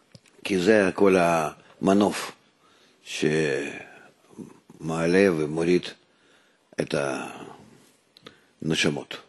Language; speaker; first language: Hebrew; non-native, fluent; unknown